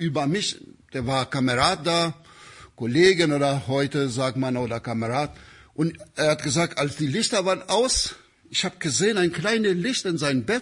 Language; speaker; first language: German; non-native, fluent; Albanian